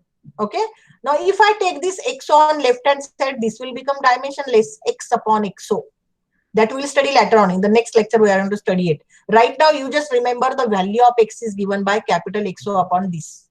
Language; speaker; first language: English; non-native, local second language; Marathi